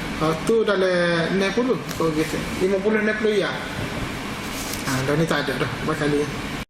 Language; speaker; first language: Malay; native; Malay